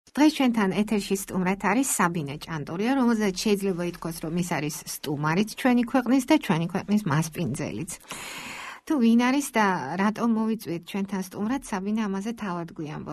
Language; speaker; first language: Georgian; native; Georgian